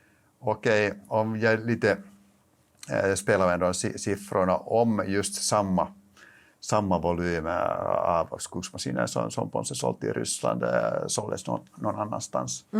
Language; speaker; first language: Swedish; non-native, local second language; Finnish